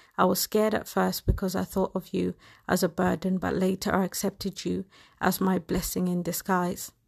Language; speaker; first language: English; native; English